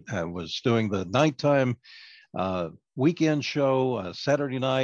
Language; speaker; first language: English; native; English